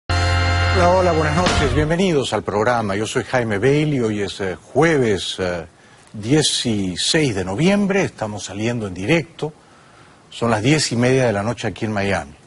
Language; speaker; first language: Spanish; native; Spanish